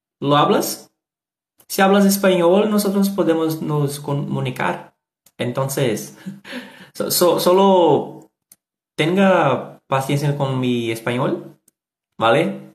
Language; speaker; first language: Spanish; non-native, learner; Portuguese